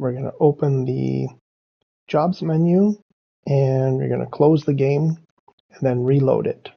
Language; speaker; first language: English; native; English